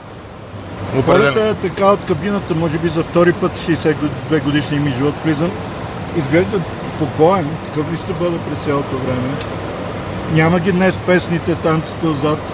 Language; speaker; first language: Bulgarian; native; Bulgarian